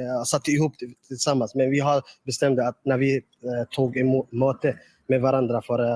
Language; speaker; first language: Swedish; non-native, learner; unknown